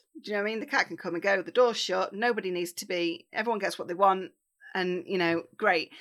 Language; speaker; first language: English; native; English